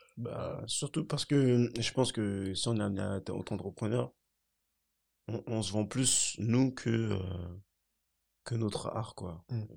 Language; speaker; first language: French; early bilingual, other home language; Haitian Creole